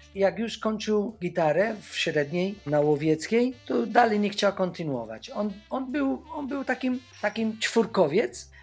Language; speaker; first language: Polish; non-native, fluent; Spanish